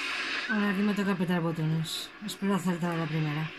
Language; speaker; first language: Spanish; native; Spanish